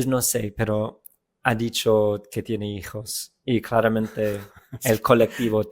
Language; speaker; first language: Spanish; non-native, fluent; English